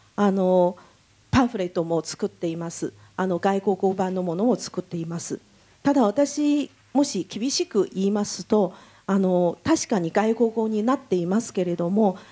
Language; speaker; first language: Japanese; non-native, fluent; Chinese